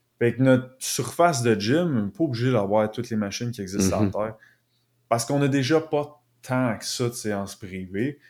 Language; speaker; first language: French; native; French